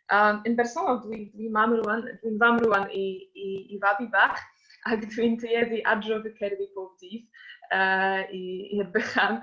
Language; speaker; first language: Welsh; non-native, fluent; Polish